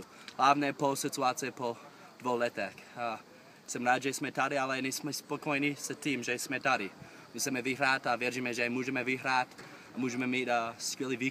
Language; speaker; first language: Czech; non-native, fluent; English